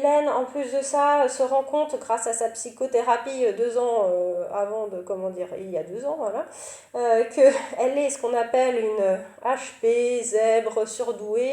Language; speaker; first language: French; native; French